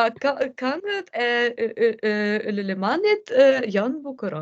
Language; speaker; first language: Albanian; non-native, learner; English